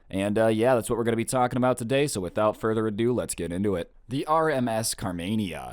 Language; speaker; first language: English; native; English